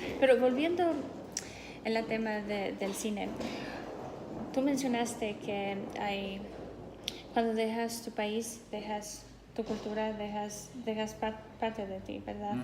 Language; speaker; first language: Spanish; non-native, fluent; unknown